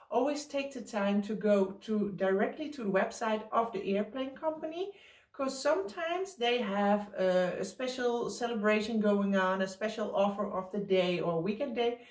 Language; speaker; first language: English; non-native, fluent; Dutch